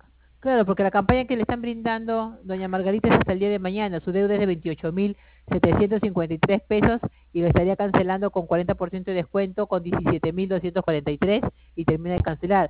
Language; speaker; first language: Spanish; native; Spanish